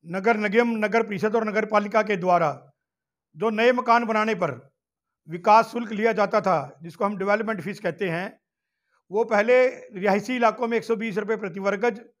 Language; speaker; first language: Hindi; native; Hindi